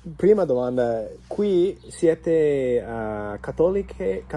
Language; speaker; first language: Italian; non-native, fluent; English